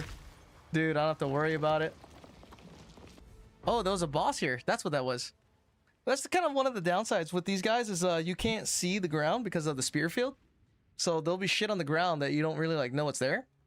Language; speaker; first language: English; native; English